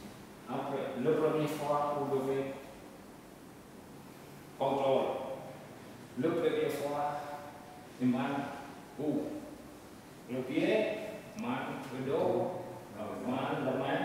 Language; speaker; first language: French; non-native, learner; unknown